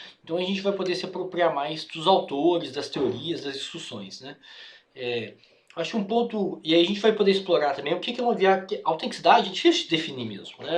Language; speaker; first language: Portuguese; native; Portuguese